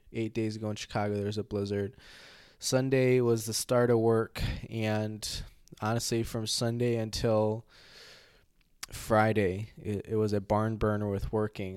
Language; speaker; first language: English; native; English